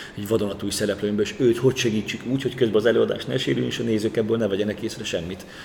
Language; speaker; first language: Hungarian; native; Hungarian